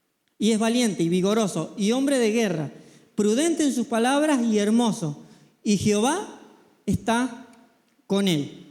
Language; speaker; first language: Spanish; native; Spanish